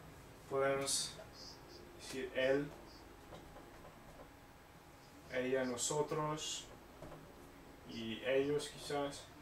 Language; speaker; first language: Spanish; non-native, fluent; English